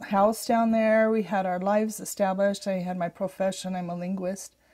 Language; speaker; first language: English; native; English